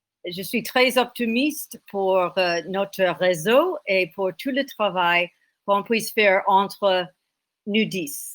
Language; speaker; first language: French; non-native, learner; English